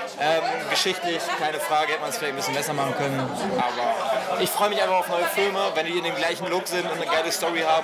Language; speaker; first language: German; native; German